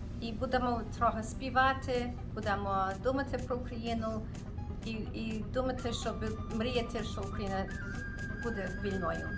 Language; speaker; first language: Ukrainian; early bilingual, heritage; Ukrainian